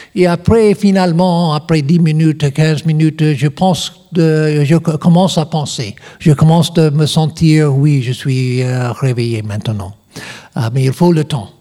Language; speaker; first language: French; non-native, learner; English